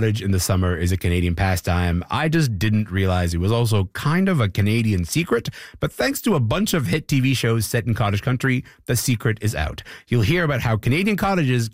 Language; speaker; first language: English; native; English